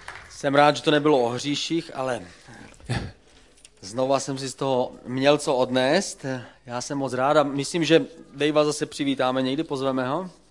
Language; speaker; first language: Czech; native; Czech